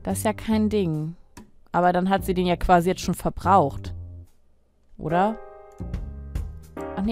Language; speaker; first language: German; native; German